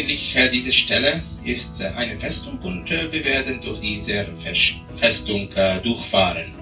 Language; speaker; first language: German; non-native, fluent; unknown